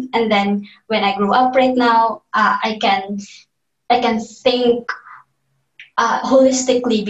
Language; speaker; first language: English; non-native, local second language; Cebuano